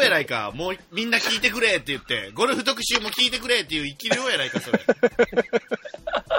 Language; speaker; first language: Japanese; native; Japanese